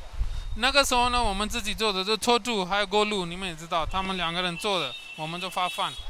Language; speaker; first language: Chinese; non-native, learner; Hindi